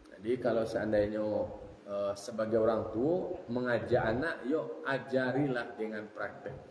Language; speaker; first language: Malay; non-native, local second language; Minangkabau